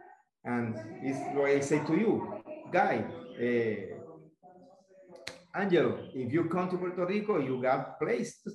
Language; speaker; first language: English; non-native, learner; Spanish